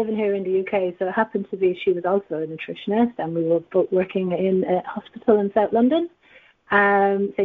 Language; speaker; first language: English; native; English